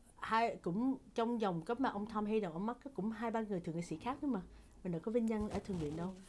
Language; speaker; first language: Vietnamese; early bilingual, heritage; Vietnamese